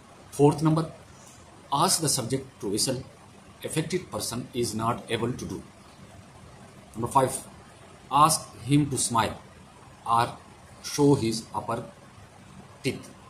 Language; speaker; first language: English; non-native, local second language; Urdu